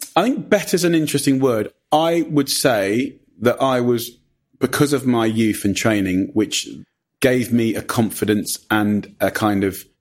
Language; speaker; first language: English; native; English